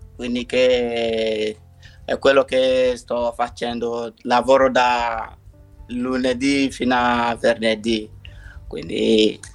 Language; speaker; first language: Italian; non-native, learner; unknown